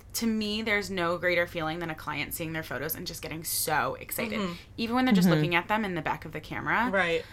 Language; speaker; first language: English; native; English